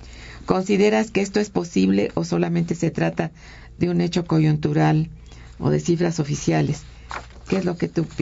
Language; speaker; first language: Spanish; native; Spanish